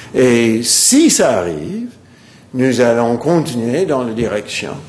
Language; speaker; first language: French; non-native, fluent; English